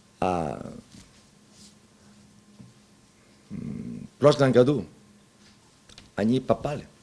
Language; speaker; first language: Russian; non-native, learner; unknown